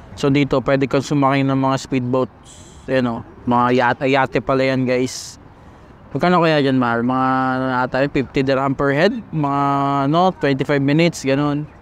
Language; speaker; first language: Filipino; non-native, local second language; Hiligaynon